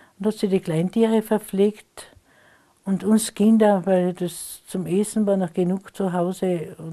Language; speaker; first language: German; non-native, local second language; Slovenian